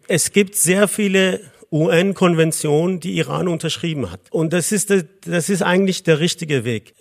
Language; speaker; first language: German; non-native, fluent; Persian